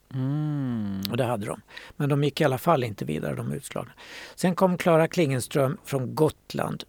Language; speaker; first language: Swedish; native; Swedish